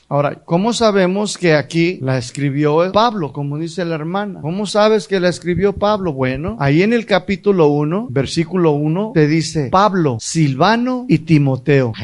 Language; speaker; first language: Spanish; early bilingual, heritage; Spanish